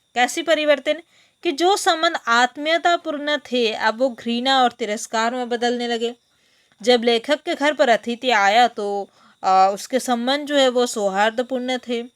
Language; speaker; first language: Hindi; non-native, local second language; Bangla